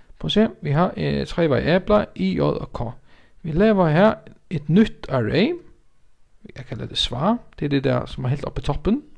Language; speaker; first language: Danish; non-native, local second language; Faroese